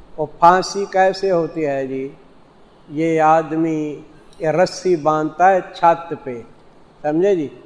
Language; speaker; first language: Urdu; non-native, local second language; Saraiki